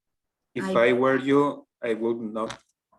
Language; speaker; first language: English; non-native, learner; Spanish